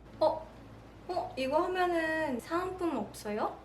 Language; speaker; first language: Korean; non-native, fluent; Japanese